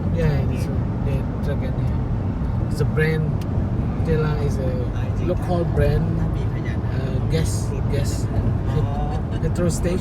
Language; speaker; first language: English; non-native, learner; Khmer